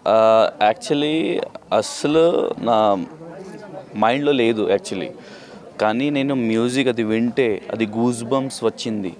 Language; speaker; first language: Telugu; non-native, learner; Hindi